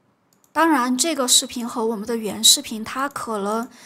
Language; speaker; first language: Chinese; native; Chinese